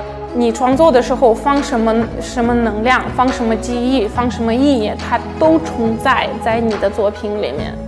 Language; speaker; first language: Chinese; non-native, fluent; Russian